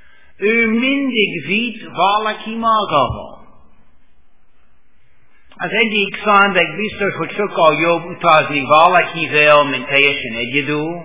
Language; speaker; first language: Hungarian; non-native, fluent; English